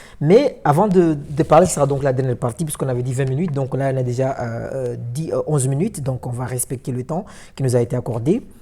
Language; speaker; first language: French; non-native, local second language; Ngazidja Comorian